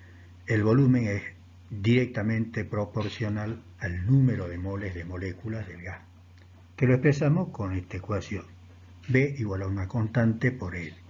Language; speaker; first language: Spanish; native; Spanish